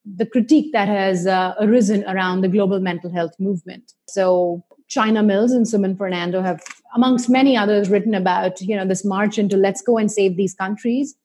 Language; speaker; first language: English; non-native, local second language; Hindi